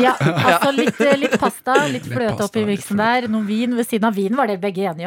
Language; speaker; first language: Norwegian; native; Norwegian